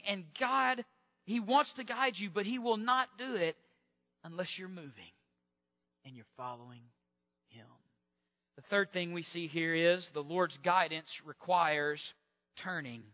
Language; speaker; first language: English; native; English